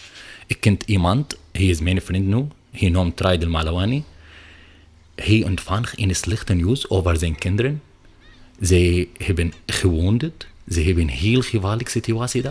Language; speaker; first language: Dutch; non-native, learner; Arabic